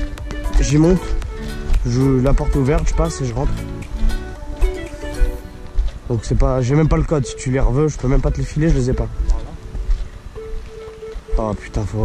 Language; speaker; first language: French; native; French